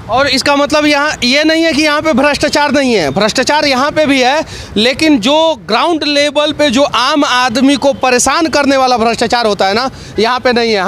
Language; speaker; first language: Hindi; native; Hindi